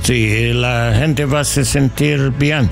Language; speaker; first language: Spanish; non-native, learner; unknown